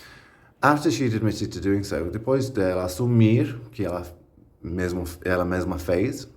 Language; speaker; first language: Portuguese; non-native, fluent; English